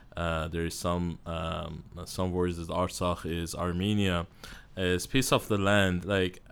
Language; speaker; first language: English; non-native, learner; Armenian